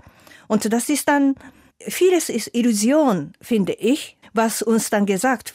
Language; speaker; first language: German; non-native, fluent; Japanese